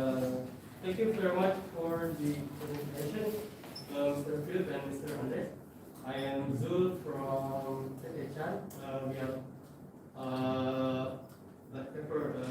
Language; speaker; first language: English; non-native, fluent; Indonesian